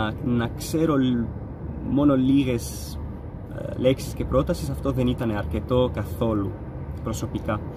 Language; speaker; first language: Greek; non-native, fluent; Arabic